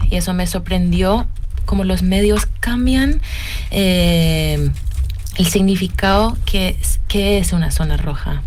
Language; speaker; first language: Spanish; early bilingual, heritage; Spanish